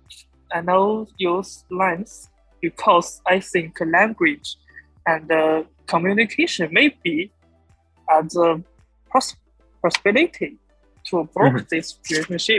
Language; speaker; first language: English; non-native, learner; Chinese